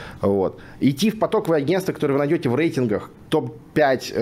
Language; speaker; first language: Russian; native; Russian